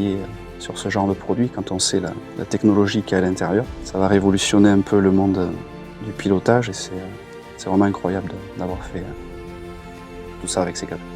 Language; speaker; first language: French; native; French